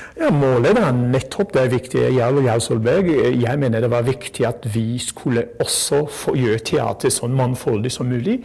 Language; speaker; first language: Norwegian; non-native, fluent; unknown